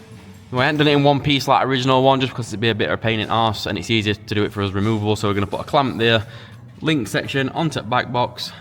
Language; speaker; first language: English; native; English